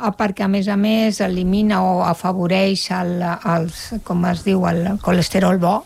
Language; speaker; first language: Catalan; non-native, local second language; Spanish